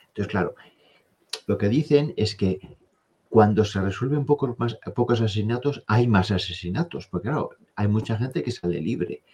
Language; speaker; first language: Spanish; native; Spanish